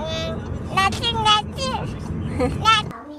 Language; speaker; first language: Korean; early bilingual, heritage; Korean